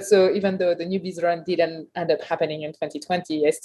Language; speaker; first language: English; non-native, fluent; French